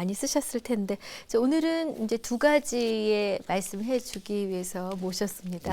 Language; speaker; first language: Korean; native; Korean